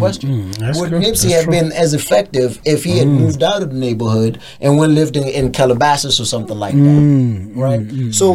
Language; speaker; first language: English; non-native, local second language; Zulu